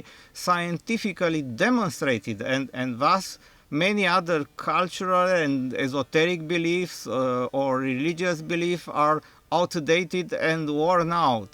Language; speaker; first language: English; non-native, fluent; Romanian